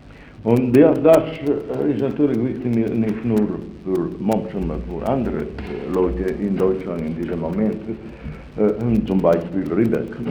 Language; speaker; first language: German; non-native, fluent; Italian